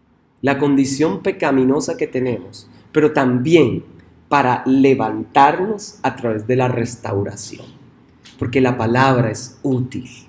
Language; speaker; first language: Spanish; native; Spanish